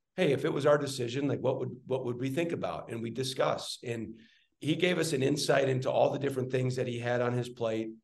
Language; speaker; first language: English; native; English